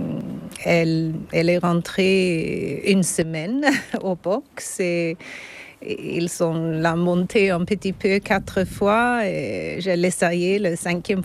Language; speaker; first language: French; non-native, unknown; Swedish